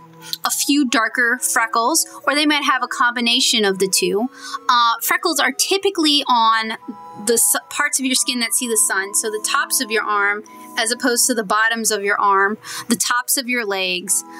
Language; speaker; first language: English; native; English